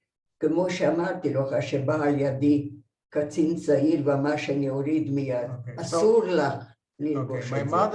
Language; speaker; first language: Hebrew; non-native, fluent; Hungarian